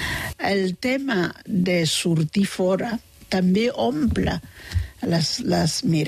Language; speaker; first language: Catalan; non-native, fluent; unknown